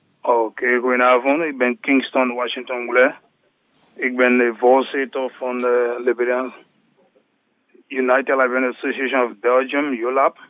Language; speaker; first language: Dutch; non-native, learner; English